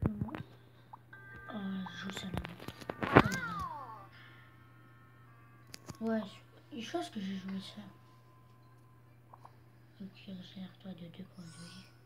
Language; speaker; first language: French; native; French